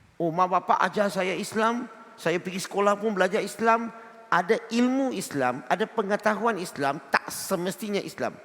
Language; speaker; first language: Malay; non-native, local second language; Chinese